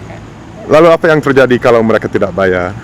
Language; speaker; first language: Indonesian; non-native, fluent; English